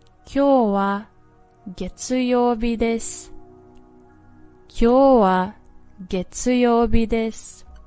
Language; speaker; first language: Japanese; non-native, fluent; English